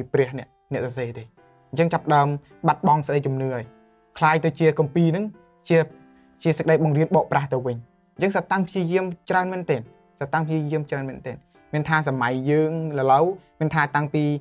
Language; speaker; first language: Khmer; native; Khmer